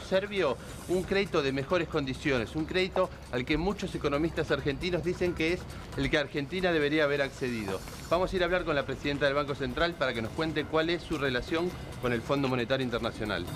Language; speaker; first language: Spanish; native; Spanish